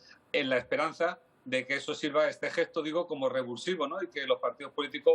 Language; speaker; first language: Spanish; native; Spanish